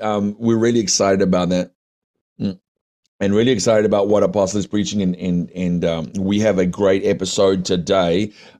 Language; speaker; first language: English; early bilingual, other home language; Afrikaans